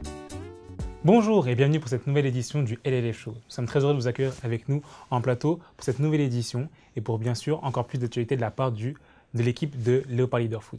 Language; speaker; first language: French; native; French